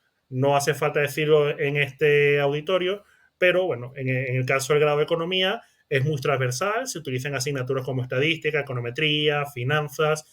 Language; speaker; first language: Spanish; native; Spanish